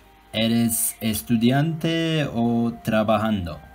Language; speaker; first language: Spanish; non-native, learner; Turkish